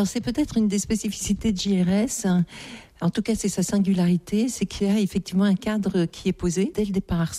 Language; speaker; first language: French; native; French